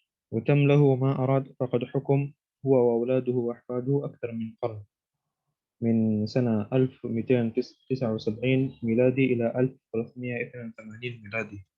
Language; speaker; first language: Arabic; non-native, learner; Indonesian